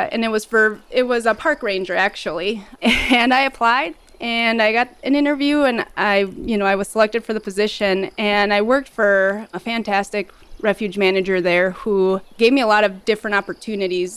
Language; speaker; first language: English; native; English